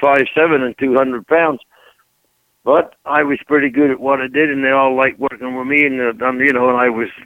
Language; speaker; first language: English; native; English